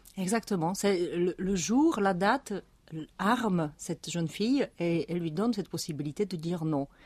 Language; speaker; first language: French; non-native, fluent; Czech